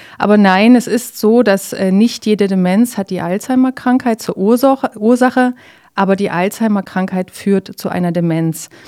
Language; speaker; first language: German; native; German